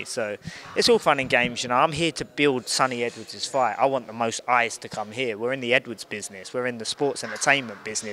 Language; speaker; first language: English; native; English